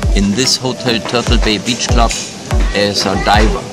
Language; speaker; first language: English; non-native, fluent; German